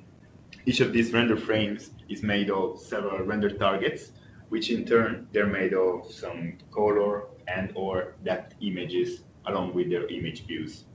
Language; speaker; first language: English; non-native, fluent; Italian